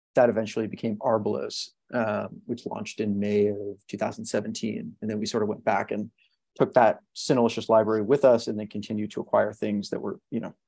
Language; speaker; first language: English; native; English